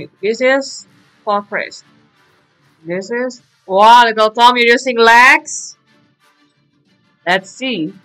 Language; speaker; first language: English; non-native, learner; Indonesian